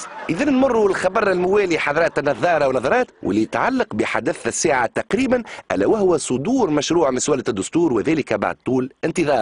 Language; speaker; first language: Arabic; native; Arabic